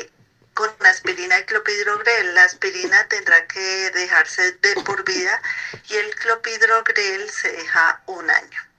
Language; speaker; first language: Spanish; native; Spanish